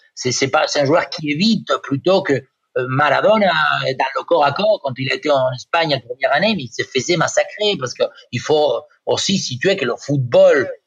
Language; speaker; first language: French; non-native, fluent; Spanish